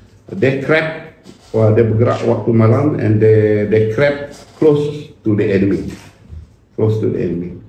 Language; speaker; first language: English; non-native, local second language; Iban